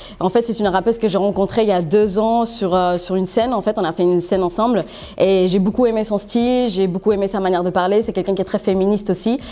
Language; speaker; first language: French; non-native, fluent; English